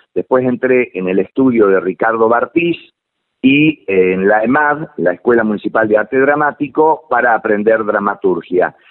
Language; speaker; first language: Spanish; native; Spanish